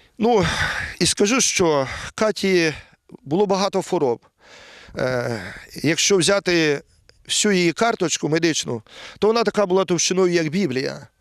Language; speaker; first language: Ukrainian; native; Ukrainian